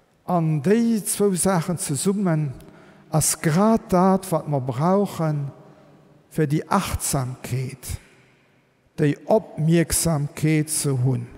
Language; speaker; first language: German; non-native, local second language; Luxembourgish